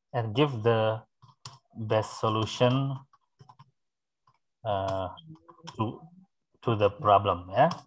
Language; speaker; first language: English; non-native, fluent; Indonesian